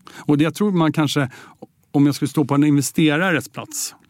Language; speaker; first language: Swedish; native; Swedish